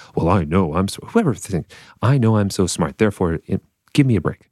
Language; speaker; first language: English; native; English